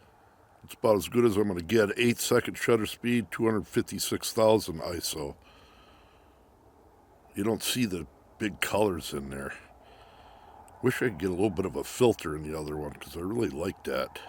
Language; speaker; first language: English; native; English